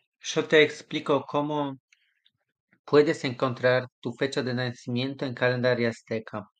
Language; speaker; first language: Spanish; non-native, learner; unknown